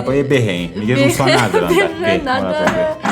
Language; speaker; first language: Persian; native; Persian